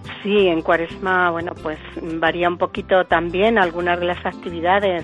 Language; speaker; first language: Spanish; native; Spanish